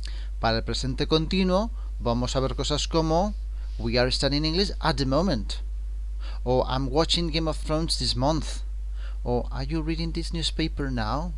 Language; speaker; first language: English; non-native, fluent; Spanish